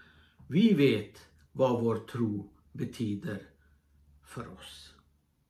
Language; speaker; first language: Swedish; non-native, fluent; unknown